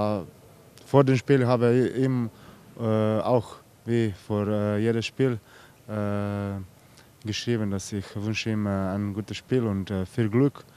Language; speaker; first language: German; non-native, fluent; Slovenian